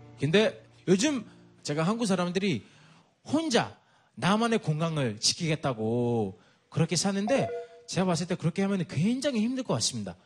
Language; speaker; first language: Korean; non-native, fluent; English